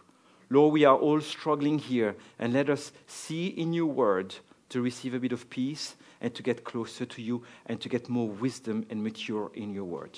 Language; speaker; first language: English; non-native, fluent; French